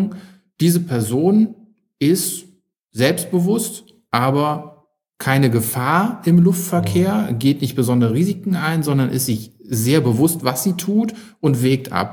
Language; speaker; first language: German; native; German